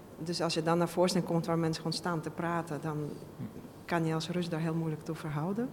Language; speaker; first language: Dutch; non-native, fluent; Russian